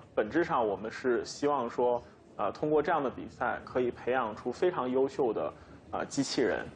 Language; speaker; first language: Chinese; native; Chinese